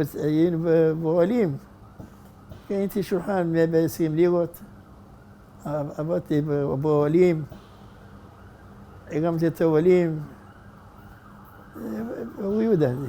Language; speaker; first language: Hebrew; non-native, fluent; Arabic